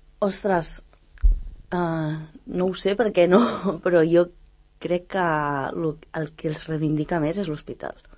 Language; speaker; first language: Catalan; native; Catalan